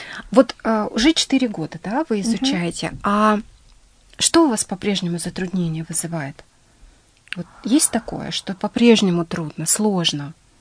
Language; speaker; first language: Russian; native; Russian